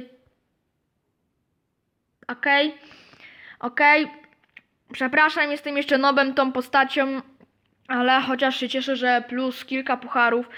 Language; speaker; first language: Polish; native; Polish